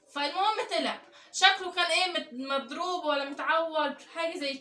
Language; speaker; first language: Arabic; native; Arabic